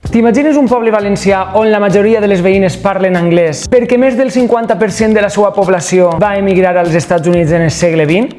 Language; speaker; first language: Catalan; native; Catalan